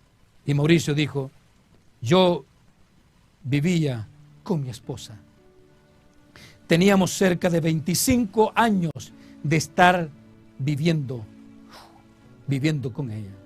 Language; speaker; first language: Spanish; native; Spanish